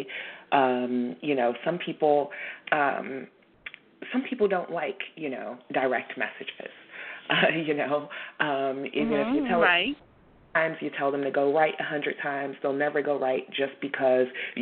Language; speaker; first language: English; native; English